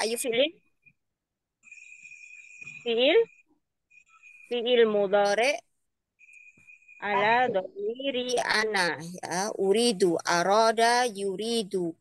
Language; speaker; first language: Arabic; non-native, fluent; Indonesian